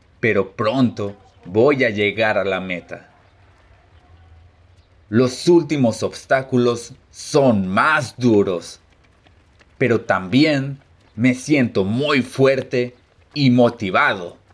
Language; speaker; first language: Spanish; early bilingual, heritage; Spanish